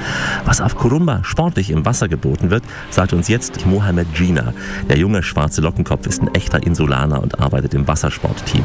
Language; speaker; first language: German; native; German